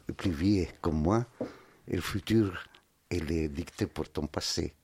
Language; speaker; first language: French; non-native, learner; Spanish